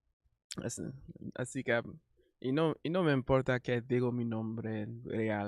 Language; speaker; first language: Spanish; non-native, learner; English